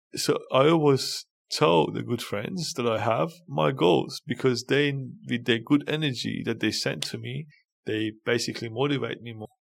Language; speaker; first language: English; non-native, fluent; Persian